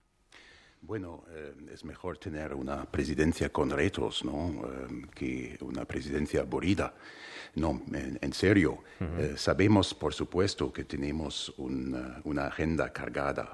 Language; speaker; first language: Spanish; non-native, fluent; German